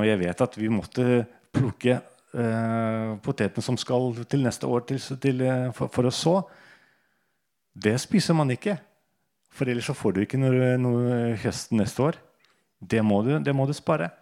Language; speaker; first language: Norwegian; non-native, fluent; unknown